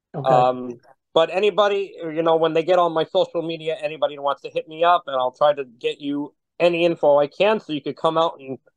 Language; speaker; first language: English; native; English